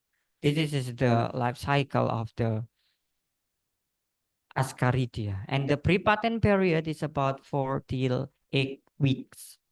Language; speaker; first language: English; non-native, fluent; Indonesian